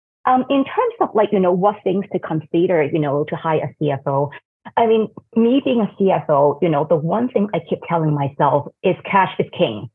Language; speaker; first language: English; non-native, fluent; Cantonese